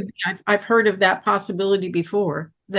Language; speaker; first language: English; native; English